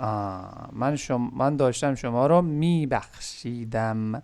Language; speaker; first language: Persian; non-native, fluent; Urdu